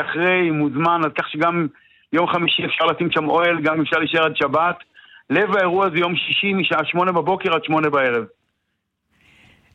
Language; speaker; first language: Hebrew; native; Hebrew